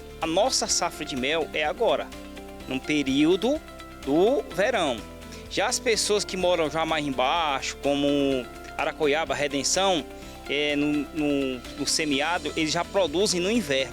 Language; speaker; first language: Portuguese; native; Portuguese